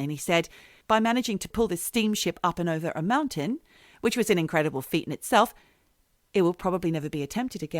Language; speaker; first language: English; native; English